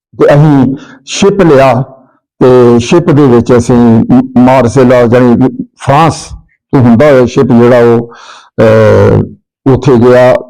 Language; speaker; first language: Punjabi; native; Punjabi